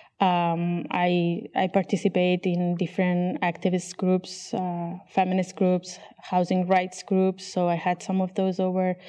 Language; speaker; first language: English; non-native, fluent; Catalan